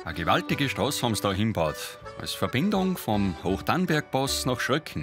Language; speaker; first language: German; native; German